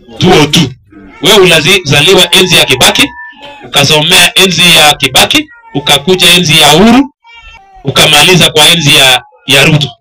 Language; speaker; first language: Swahili; non-native, local second language; Kalenjin